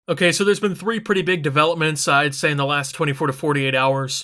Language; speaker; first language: English; native; English